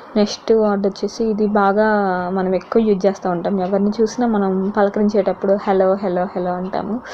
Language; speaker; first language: Telugu; native; Telugu